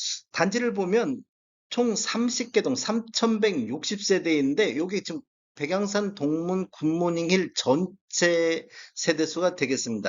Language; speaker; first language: Korean; native; Korean